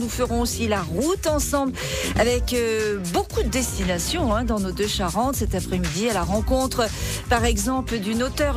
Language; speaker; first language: French; native; French